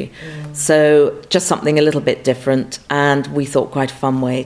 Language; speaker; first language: English; native; English